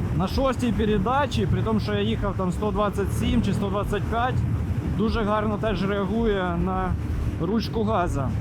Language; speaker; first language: Ukrainian; non-native, local second language; Russian